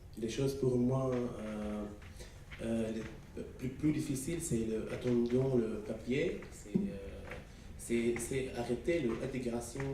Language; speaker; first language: French; non-native, learner; Arabic